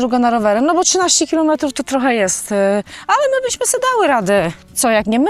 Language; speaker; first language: Polish; native; Polish